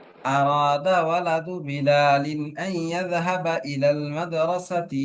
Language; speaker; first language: Arabic; non-native, fluent; Bangla